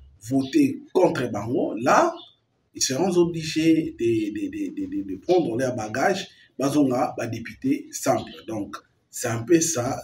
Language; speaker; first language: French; non-native, local second language; Lingala